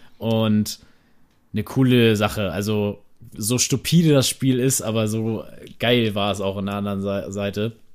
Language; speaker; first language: German; native; German